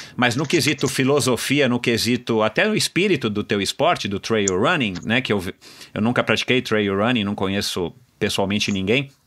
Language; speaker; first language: Portuguese; native; Portuguese